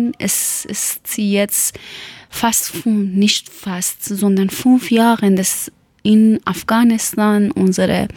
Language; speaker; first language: German; non-native, learner; Persian